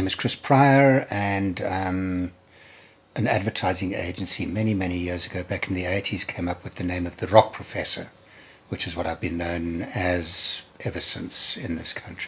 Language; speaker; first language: English; native; English